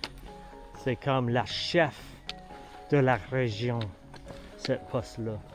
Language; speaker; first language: French; non-native, learner; English